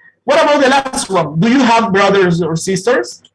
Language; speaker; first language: English; non-native, fluent; Spanish